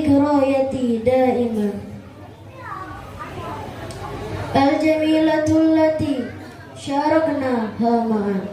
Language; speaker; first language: Arabic; non-native, learner; Indonesian